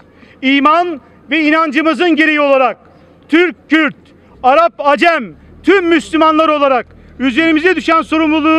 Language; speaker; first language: Turkish; native; Turkish